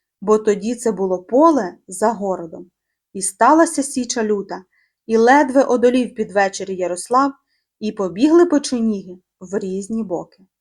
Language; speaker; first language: Ukrainian; native; Ukrainian